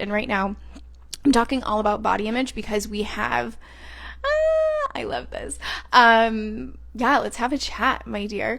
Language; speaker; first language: English; native; English